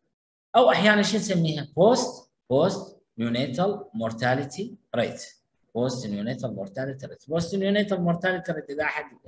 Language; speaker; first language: Arabic; native; Arabic